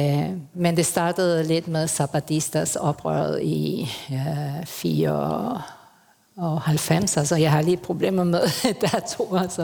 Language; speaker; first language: Danish; non-native, fluent; Spanish